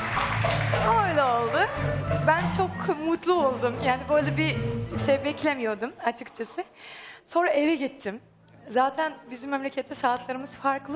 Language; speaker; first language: Turkish; non-native, fluent; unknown